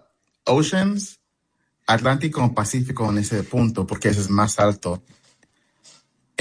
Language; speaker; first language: Spanish; early bilingual, heritage; English